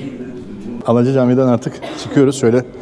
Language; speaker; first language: Turkish; native; Turkish